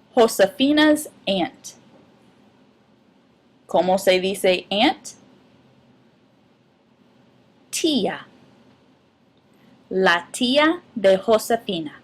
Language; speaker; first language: Spanish; non-native, fluent; English